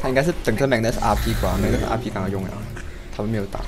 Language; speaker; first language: Chinese; native; Chinese